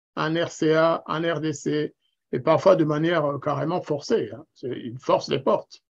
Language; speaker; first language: French; non-native, local second language; Kinyarwanda